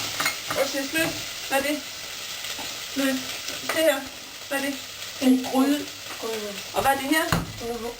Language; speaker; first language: Danish; native; Danish